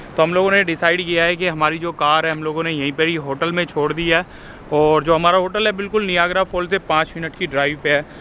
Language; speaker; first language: Hindi; native; Hindi